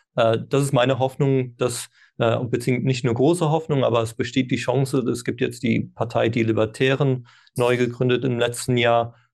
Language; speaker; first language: German; non-native, fluent; English